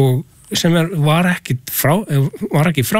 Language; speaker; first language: Icelandic; non-native, learner; English